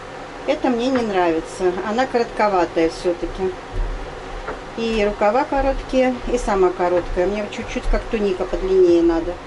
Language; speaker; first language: Russian; native; Russian